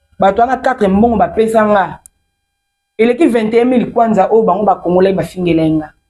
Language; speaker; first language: Lingala; non-native, local second language; Kongo